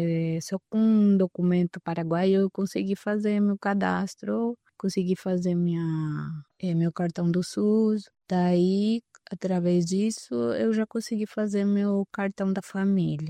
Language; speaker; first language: Portuguese; non-native, fluent; Spanish